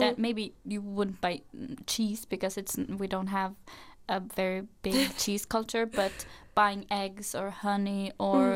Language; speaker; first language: English; non-native, fluent; Norwegian